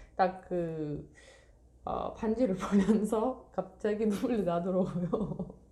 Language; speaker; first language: Korean; non-native, fluent; Russian